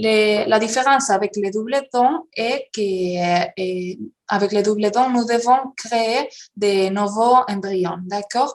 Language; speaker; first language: French; non-native, fluent; Spanish